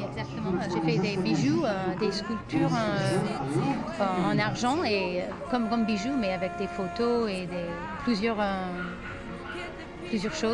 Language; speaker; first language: French; non-native, fluent; English